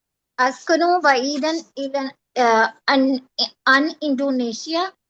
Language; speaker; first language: Arabic; non-native, learner; Urdu